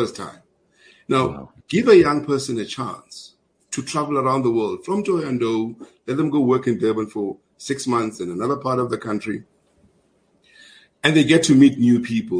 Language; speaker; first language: English; non-native, local second language; Zulu